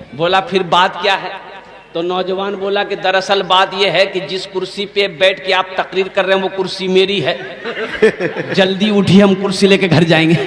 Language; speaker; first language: Hindi; non-native, local second language; Bangla